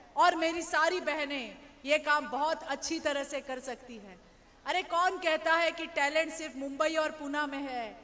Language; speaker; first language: Hindi; non-native, local second language; Marathi